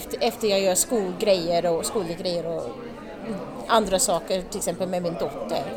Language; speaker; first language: Swedish; non-native, learner; English